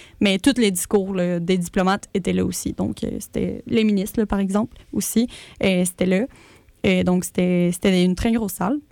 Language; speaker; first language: French; early bilingual, other home language; Spanish